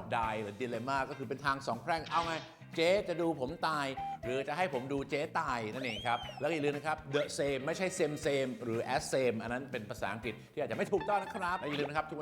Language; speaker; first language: Thai; native; Thai